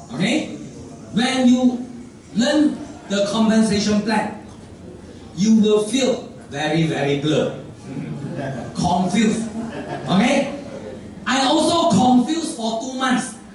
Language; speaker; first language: English; non-native, local second language; Chinese